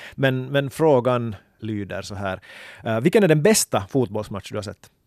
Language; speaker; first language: Swedish; native; Swedish